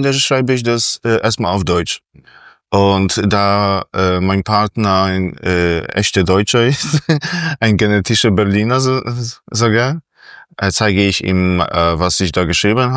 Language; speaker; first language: German; non-native, fluent; Polish